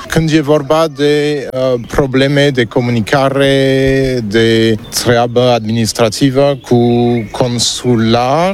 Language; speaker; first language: Romanian; non-native, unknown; French